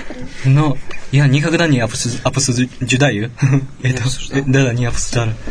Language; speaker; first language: Russian; non-native, learner; Japanese